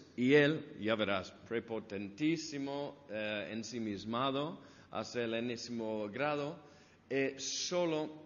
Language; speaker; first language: Spanish; non-native, fluent; English